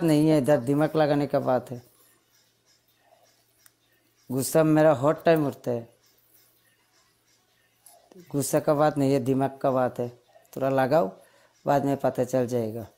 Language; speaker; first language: Hindi; non-native, learner; Bangla